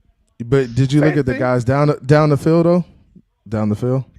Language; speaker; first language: English; native; English